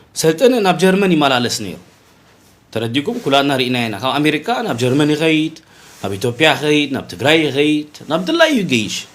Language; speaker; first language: Tigrinya; early bilingual, heritage; Tigrinya